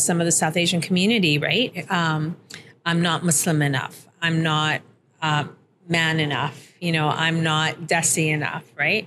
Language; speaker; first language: English; early bilingual, other home language; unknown